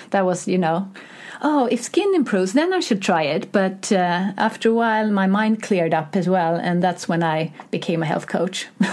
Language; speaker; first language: English; non-native, fluent; Swedish